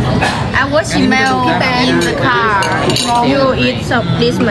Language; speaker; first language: English; non-native, learner; Thai